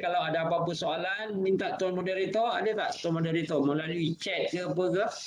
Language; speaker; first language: Malay; native; Malay